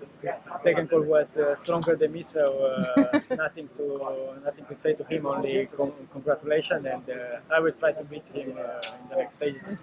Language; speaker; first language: English; non-native, learner; Romanian